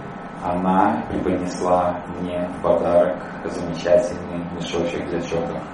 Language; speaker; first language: Russian; native; Russian